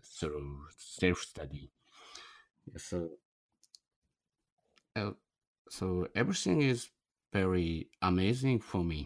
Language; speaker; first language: English; non-native, learner; Japanese